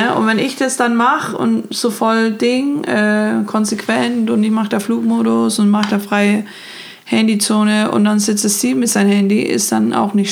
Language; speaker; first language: German; non-native, fluent; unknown